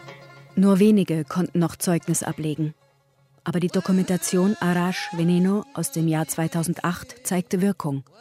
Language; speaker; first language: German; native; German